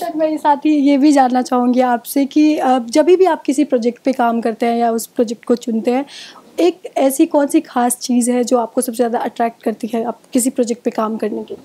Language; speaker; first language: Hindi; native; Hindi